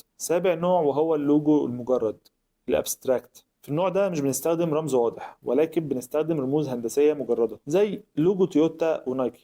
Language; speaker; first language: Arabic; native; Arabic